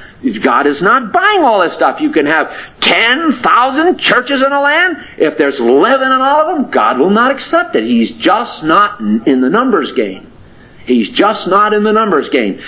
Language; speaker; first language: English; native; English